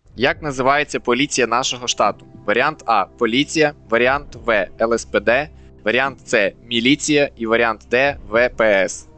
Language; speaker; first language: Ukrainian; native; Ukrainian